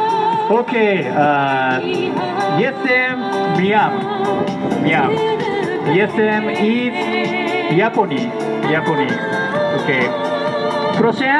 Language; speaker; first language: Polish; non-native, learner; Japanese